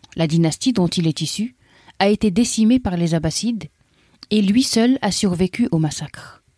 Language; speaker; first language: French; native; French